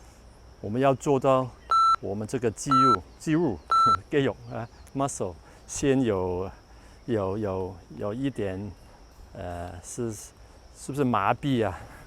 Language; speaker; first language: Chinese; non-native, local second language; Cantonese